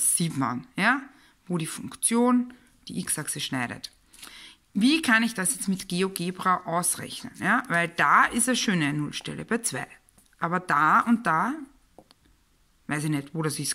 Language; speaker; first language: German; native; German